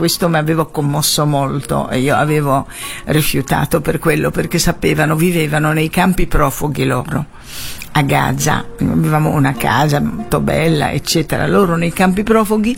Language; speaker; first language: Italian; non-native, fluent; Arabic